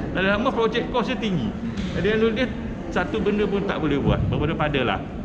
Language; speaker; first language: Malay; native; Malay